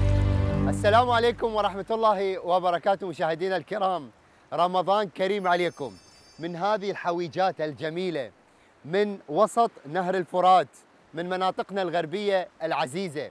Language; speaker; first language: Arabic; native; Arabic